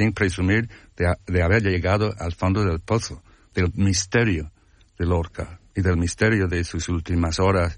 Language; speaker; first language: Spanish; non-native, fluent; English